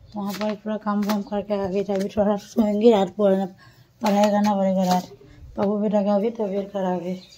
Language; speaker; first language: Hindi; non-native, local second language; Assamese